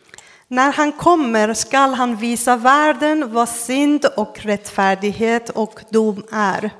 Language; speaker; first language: Swedish; non-native, fluent; Persian